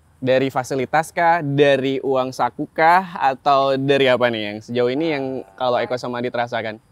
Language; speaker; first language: Indonesian; native; Indonesian